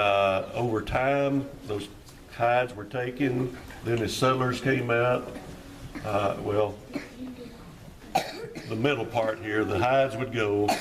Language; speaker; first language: English; native; English